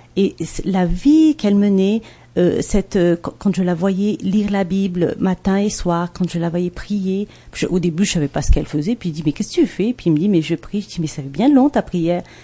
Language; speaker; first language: French; non-native, local second language; Malagasy